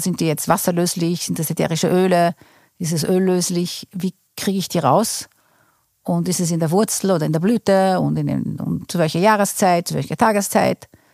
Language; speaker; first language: German; non-native, fluent; Portuguese